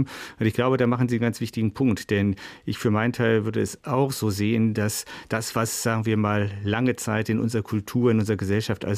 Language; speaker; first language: German; native; German